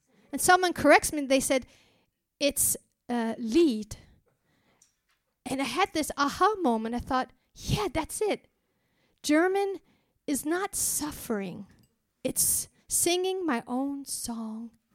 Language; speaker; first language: English; native; English